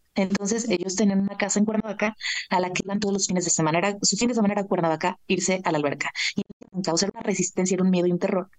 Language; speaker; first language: Spanish; native; Spanish